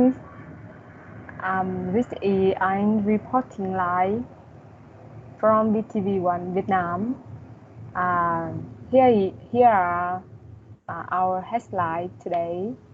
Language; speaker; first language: English; non-native, learner; Vietnamese